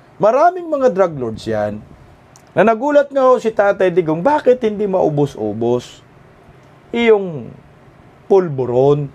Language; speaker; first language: Filipino; non-native, local second language; Cebuano